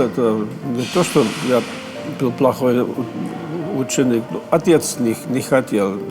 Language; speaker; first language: Russian; non-native, fluent; German